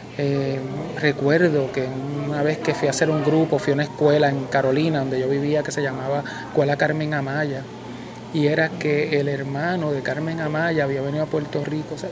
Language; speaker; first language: Spanish; native; Spanish